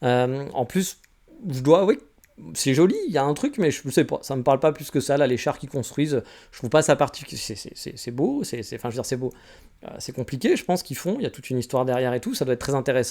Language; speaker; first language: French; native; French